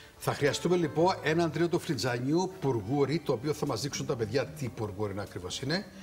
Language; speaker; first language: Greek; native; Greek